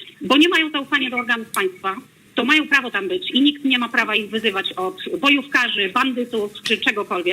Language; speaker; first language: Polish; native; Polish